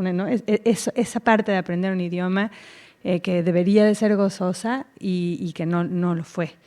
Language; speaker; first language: Spanish; native; Spanish